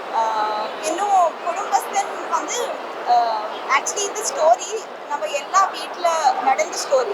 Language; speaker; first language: Tamil; non-native, learner; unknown